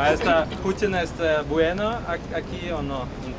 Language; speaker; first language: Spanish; non-native, learner; Russian